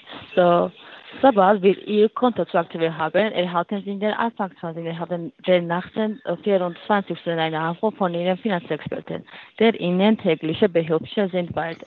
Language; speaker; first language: German; non-native, learner; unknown